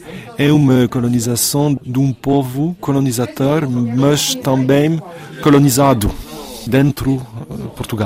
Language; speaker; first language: Portuguese; non-native, fluent; French